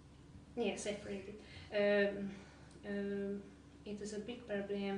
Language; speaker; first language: English; non-native, learner; Hungarian